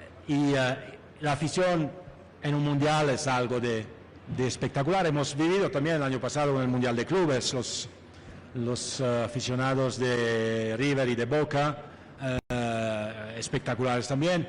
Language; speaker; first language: Spanish; non-native, fluent; Italian